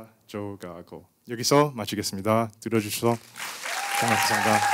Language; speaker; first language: Korean; non-native, learner; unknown